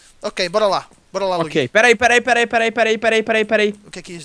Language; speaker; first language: Portuguese; native; Portuguese